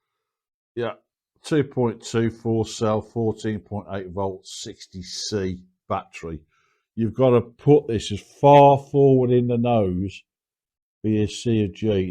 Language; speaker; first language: English; native; English